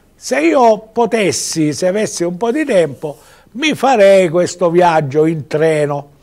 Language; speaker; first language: Italian; native; Italian